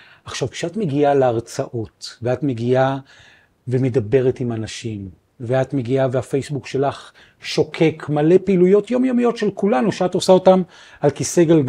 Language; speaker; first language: Hebrew; native; Hebrew